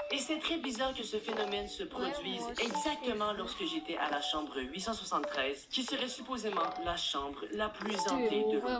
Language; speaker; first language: French; native; French